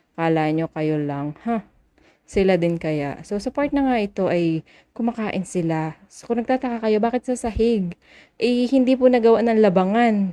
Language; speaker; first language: Filipino; native; Filipino